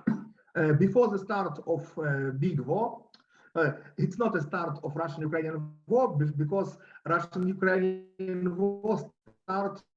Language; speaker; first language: English; non-native, learner; Russian